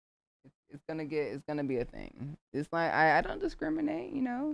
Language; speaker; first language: English; native; English